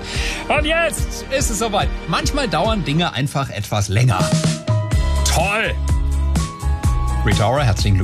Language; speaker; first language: German; native; German